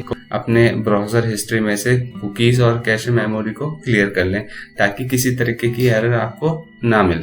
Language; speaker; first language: Hindi; native; Hindi